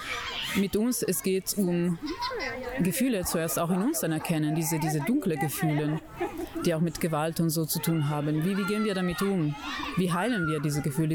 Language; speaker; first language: German; non-native, fluent; Italian